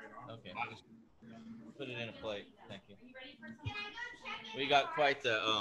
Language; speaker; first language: English; native; English